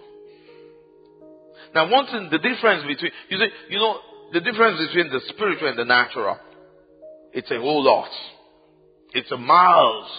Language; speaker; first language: English; non-native, local second language; Yoruba